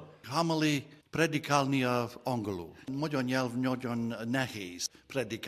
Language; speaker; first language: Hungarian; non-native, learner; English